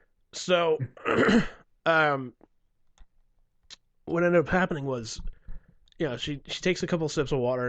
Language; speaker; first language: English; native; English